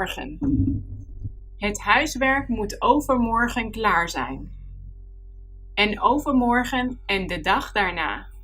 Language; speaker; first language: Dutch; non-native, fluent; Spanish